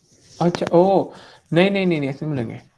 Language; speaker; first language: Hindi; native; Hindi